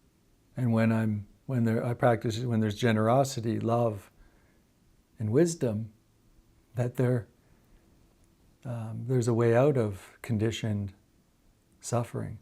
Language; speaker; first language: English; native; English